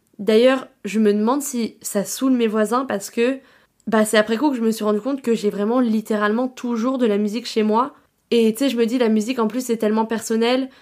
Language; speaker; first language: French; native; French